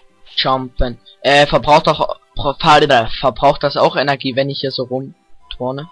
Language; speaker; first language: German; native; German